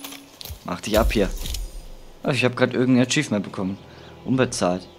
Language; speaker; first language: German; native; German